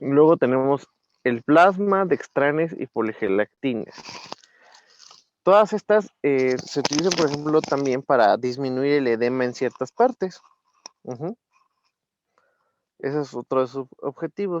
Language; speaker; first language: Spanish; native; Spanish